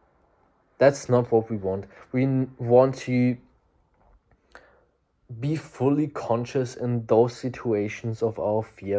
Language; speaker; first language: English; non-native, fluent; German